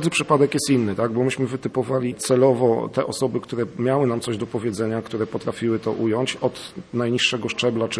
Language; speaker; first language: Polish; native; Polish